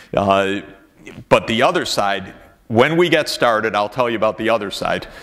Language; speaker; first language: English; native; English